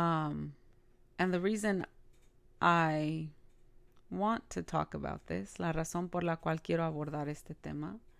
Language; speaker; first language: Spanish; early bilingual, other home language; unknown